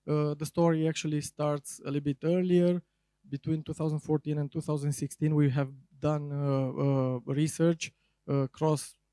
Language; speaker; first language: English; non-native, fluent; Romanian